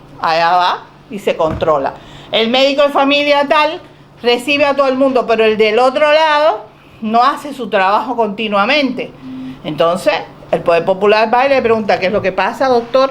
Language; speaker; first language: Spanish; native; Spanish